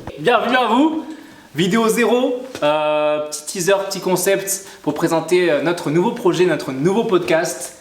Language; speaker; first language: French; early bilingual, other home language; Malagasy